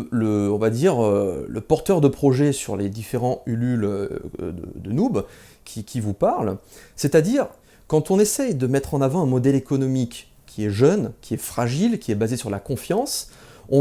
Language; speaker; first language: French; native; French